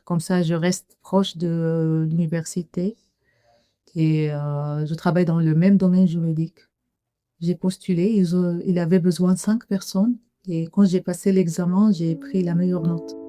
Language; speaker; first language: French; non-native, learner; Arabic